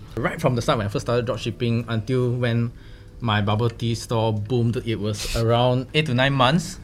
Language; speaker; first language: English; non-native, local second language; Chinese